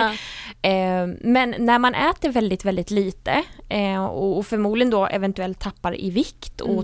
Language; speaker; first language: Swedish; native; Swedish